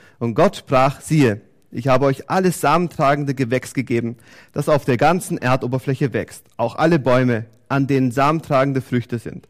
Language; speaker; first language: German; native; German